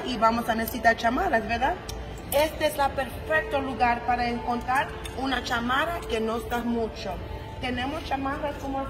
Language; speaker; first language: Spanish; early bilingual, heritage; English